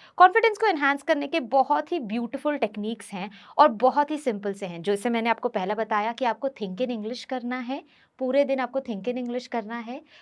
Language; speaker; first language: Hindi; non-native, local second language; Bhojpuri